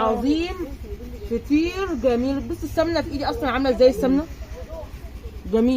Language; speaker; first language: Arabic; native; Arabic